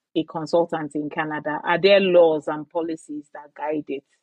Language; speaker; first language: English; non-native, local second language; Igbo